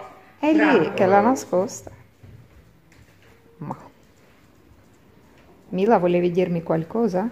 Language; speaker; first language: Italian; non-native, fluent; Russian